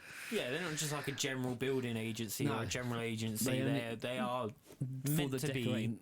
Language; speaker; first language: English; native; English